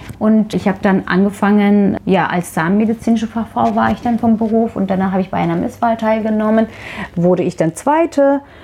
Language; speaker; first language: German; non-native, fluent; Turkish